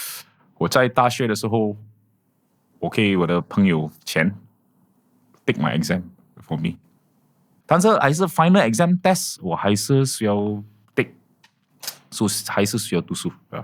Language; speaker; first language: Chinese; non-native, local second language; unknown